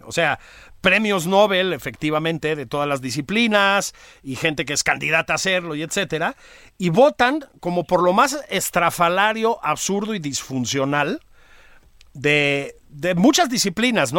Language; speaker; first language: Spanish; native; Spanish